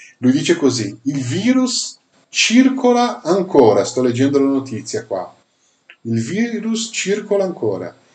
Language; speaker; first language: Italian; non-native, fluent; Portuguese